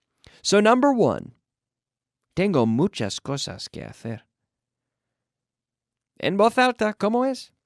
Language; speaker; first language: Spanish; non-native, fluent; English